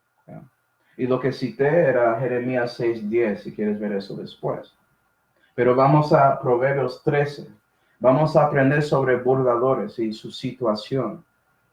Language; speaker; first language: Spanish; non-native, fluent; English